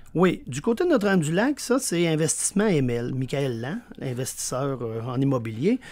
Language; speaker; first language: French; native; French